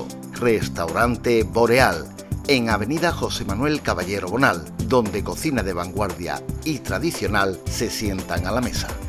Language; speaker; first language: Spanish; native; Spanish